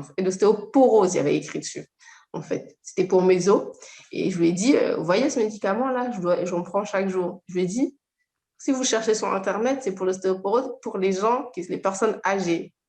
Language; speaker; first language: French; native; French